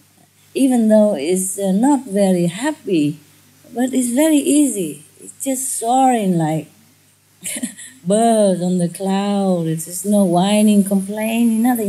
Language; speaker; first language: English; non-native, fluent; Vietnamese